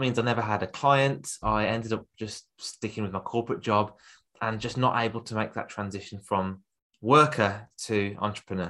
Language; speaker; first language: English; native; English